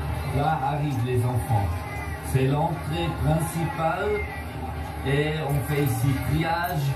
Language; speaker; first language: French; non-native, local second language; German